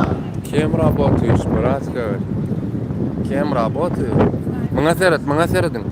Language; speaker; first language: Russian; non-native, fluent; Turkmen